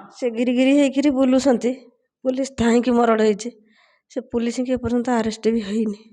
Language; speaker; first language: Odia; native; Odia